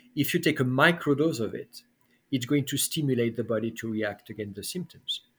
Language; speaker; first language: English; non-native, fluent; French